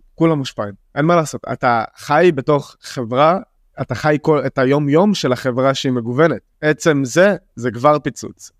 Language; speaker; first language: Hebrew; non-native, local second language; Arabic